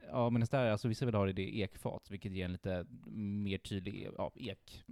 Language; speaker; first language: Swedish; early bilingual, other home language; Italian